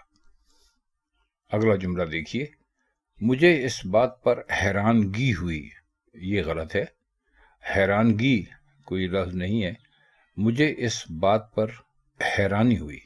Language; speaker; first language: Urdu; native; Urdu